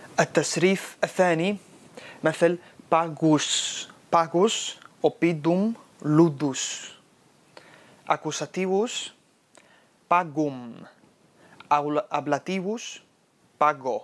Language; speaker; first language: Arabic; non-native, fluent; Spanish